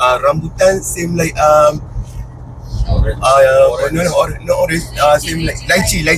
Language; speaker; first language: English; non-native, learner; Malay